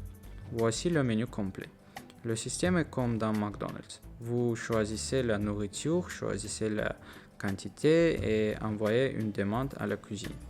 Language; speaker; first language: French; non-native, learner; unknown